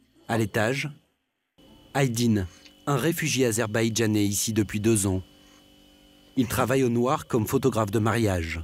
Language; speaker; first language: French; native; French